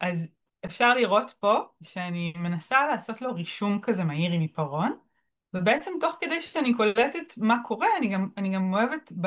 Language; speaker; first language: Hebrew; native; Hebrew